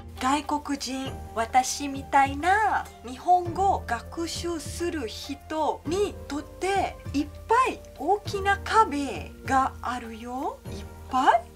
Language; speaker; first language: Japanese; non-native, fluent; Malay